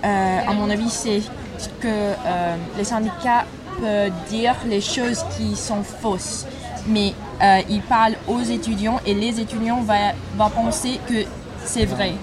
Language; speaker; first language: French; non-native, fluent; English